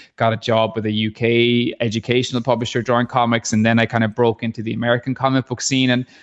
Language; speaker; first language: English; native; English